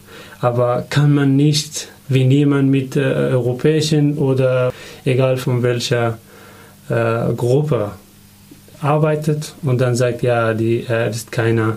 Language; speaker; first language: German; non-native, learner; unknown